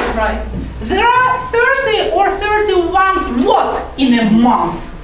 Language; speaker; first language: English; non-native, fluent; Azerbaijani